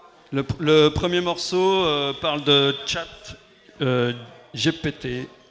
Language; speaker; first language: French; native; French